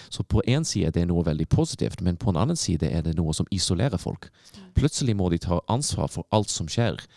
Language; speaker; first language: Norwegian; non-native, fluent; English